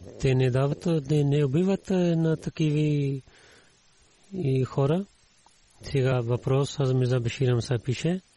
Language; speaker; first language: Bulgarian; non-native, learner; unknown